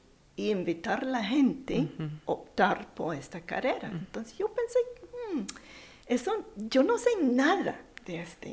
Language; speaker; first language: Spanish; non-native, fluent; English